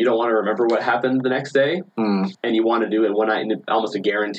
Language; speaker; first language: English; native; English